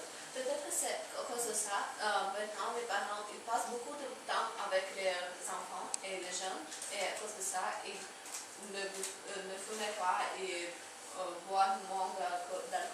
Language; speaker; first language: French; non-native, learner; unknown